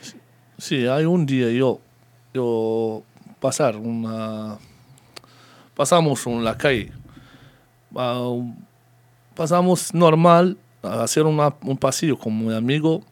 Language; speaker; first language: Spanish; non-native, learner; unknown